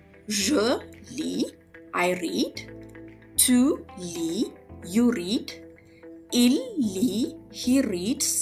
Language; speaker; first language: French; non-native, fluent; Amharic